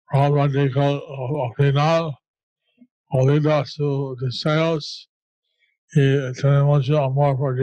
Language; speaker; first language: Spanish; non-native, learner; English